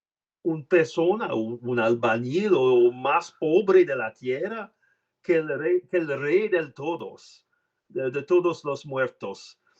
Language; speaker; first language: Spanish; non-native, learner; French